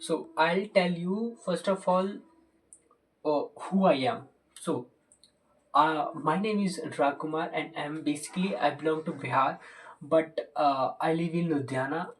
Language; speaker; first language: English; non-native, local second language; Hindi